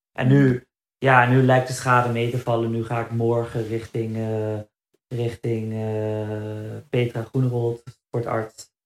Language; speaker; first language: Dutch; early bilingual, other home language; Berber languages